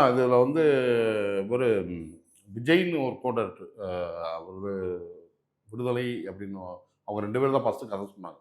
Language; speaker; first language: Tamil; native; Tamil